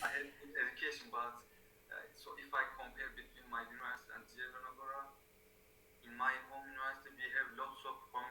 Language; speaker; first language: English; non-native, learner; Turkish